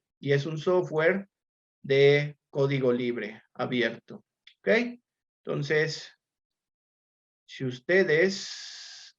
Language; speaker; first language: Spanish; native; Spanish